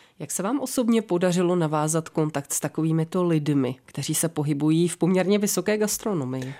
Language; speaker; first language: Czech; native; Czech